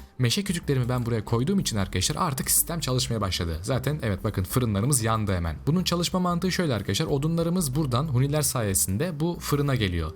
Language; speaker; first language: Turkish; native; Turkish